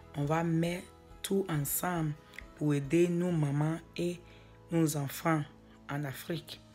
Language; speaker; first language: French; non-native, learner; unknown